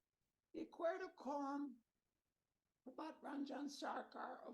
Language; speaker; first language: Portuguese; non-native, learner; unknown